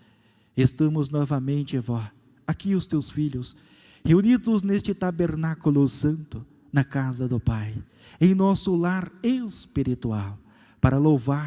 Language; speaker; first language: Portuguese; native; Portuguese